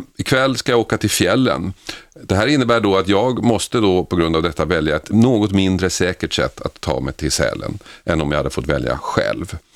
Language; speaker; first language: Swedish; native; Swedish